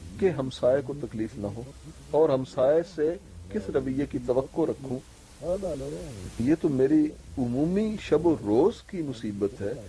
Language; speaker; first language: Urdu; native; Urdu